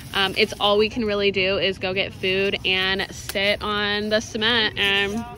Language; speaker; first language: English; native; English